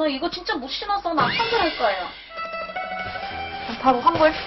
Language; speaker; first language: Korean; non-native, learner; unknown